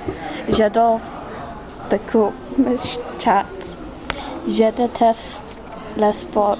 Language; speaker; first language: French; non-native, learner; English